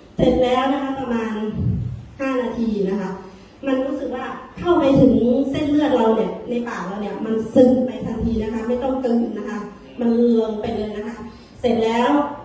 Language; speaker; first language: Thai; native; Thai